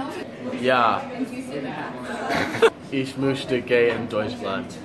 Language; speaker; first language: German; non-native, learner; English